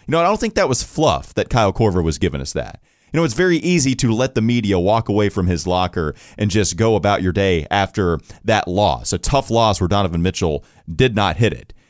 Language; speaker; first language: English; native; English